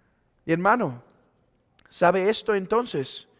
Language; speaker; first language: Spanish; native; Spanish